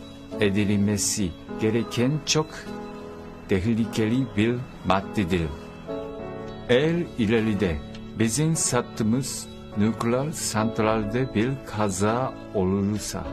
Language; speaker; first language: Turkish; non-native, learner; Japanese